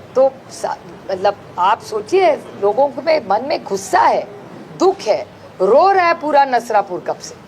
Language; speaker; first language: Hindi; non-native, local second language; Marathi